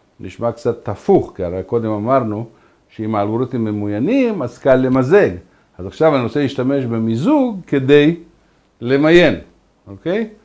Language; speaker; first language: Hebrew; native; Hebrew